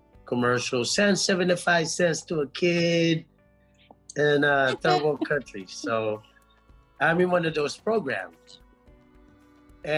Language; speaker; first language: English; non-native, local second language; Pampanga